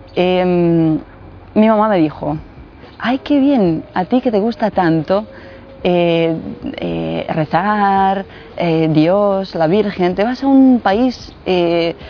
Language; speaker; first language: Spanish; non-native, fluent; Bosnian